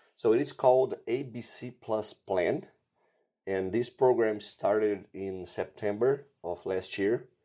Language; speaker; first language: English; non-native, fluent; Portuguese